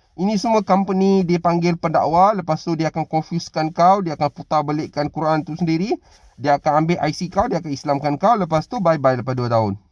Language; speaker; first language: Malay; native; Malay